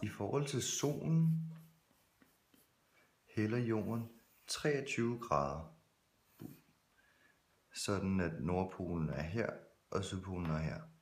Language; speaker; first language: Danish; native; Danish